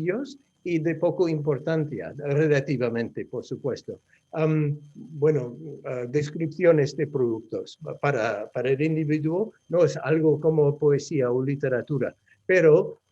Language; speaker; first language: Spanish; non-native, fluent; English